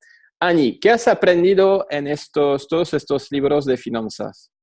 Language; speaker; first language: Spanish; non-native, fluent; French